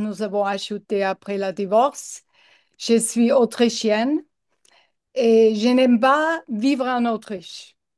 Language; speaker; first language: French; non-native, learner; English